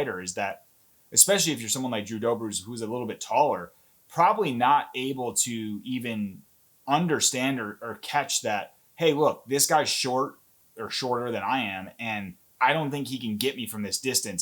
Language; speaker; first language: English; native; English